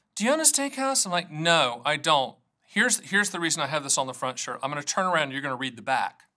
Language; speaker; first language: English; native; English